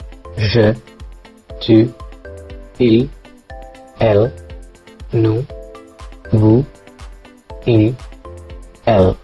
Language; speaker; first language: French; non-native, fluent; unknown